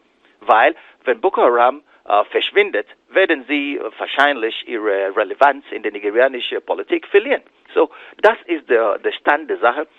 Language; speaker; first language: German; non-native, fluent; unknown